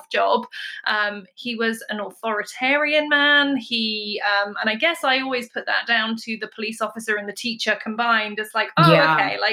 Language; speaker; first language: English; native; English